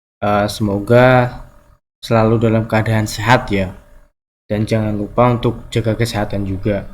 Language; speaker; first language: Indonesian; native; Indonesian